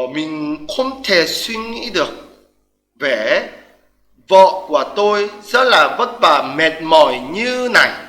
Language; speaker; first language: Vietnamese; non-native, fluent; Korean